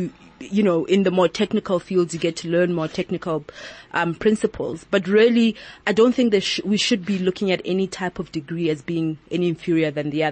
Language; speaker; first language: English; non-native, local second language; Southern Sotho